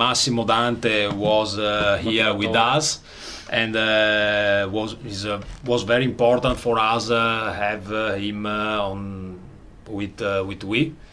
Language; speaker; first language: English; non-native, learner; Italian